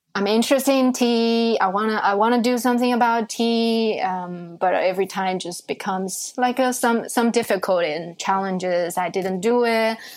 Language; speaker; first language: English; non-native, fluent; Chinese